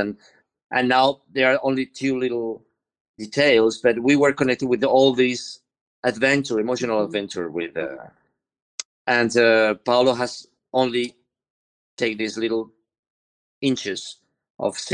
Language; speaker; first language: English; non-native, learner; Spanish